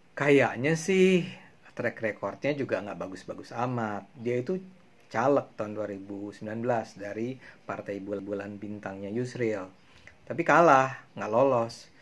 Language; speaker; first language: Indonesian; native; Indonesian